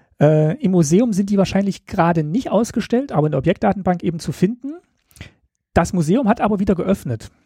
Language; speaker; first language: German; native; German